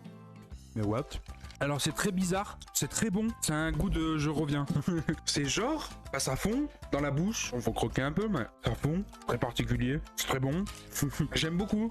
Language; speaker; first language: French; native; French